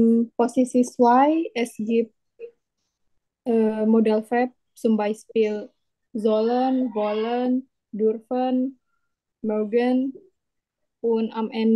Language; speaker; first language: German; non-native, learner; Indonesian